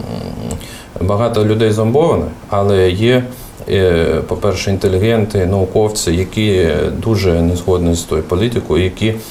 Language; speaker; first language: Ukrainian; non-native, fluent; Russian